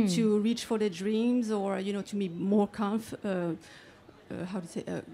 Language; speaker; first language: English; non-native, fluent; French